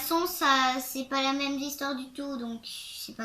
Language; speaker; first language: French; native; French